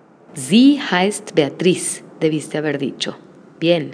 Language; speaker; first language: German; non-native, fluent; Spanish